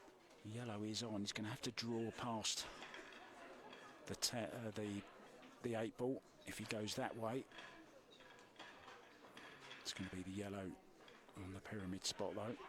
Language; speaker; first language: English; native; English